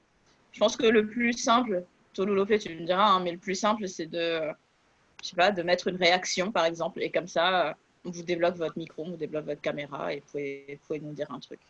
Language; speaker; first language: French; native; French